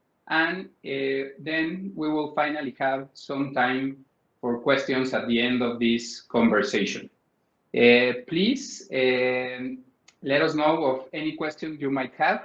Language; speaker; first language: English; non-native, fluent; Spanish